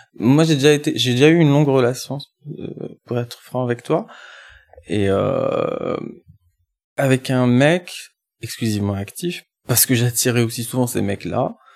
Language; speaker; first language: French; non-native, local second language; Arabic